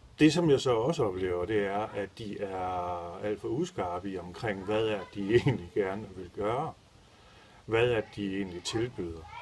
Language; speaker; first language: Danish; native; Danish